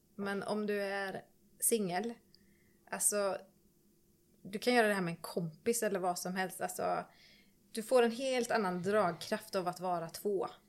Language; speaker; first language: Swedish; native; Swedish